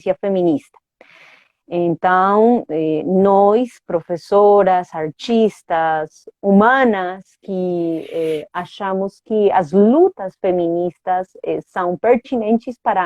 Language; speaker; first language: Portuguese; non-native, fluent; Spanish